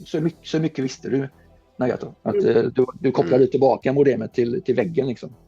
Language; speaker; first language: Swedish; native; Swedish